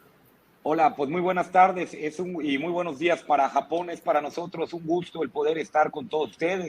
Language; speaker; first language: Spanish; native; Spanish